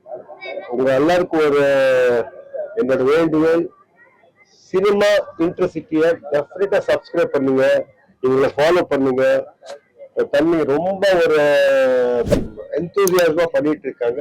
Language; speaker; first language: Tamil; non-native, local second language; Punjabi